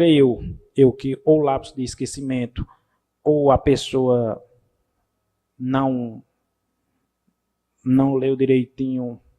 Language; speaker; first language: Portuguese; native; Portuguese